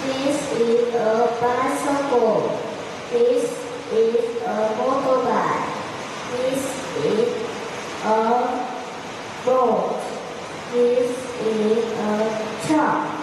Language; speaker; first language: English; non-native, learner; Vietnamese